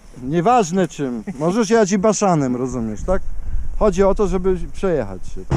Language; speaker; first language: Polish; native; Polish